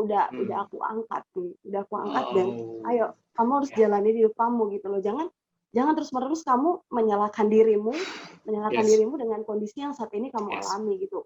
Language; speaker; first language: Indonesian; native; Indonesian